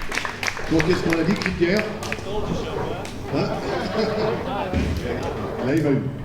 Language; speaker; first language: French; native; French